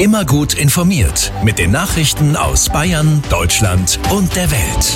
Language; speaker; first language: German; native; German